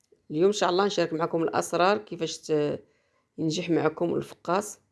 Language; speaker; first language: Arabic; native; Arabic